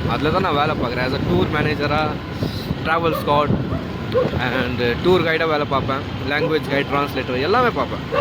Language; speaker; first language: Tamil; early bilingual, heritage; Tamil